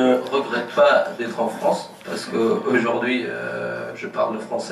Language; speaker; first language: French; non-native, fluent; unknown